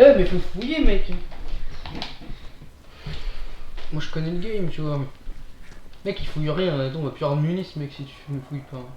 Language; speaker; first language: French; native; French